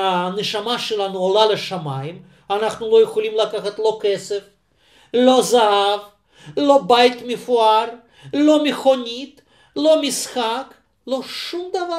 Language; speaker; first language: Hebrew; non-native, fluent; Russian